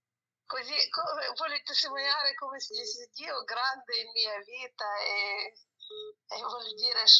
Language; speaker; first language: Italian; non-native, learner; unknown